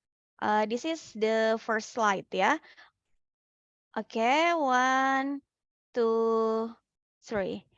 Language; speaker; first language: English; non-native, fluent; Indonesian